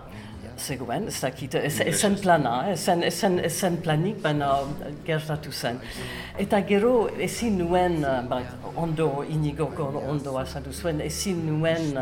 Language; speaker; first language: Basque; non-native, learner; English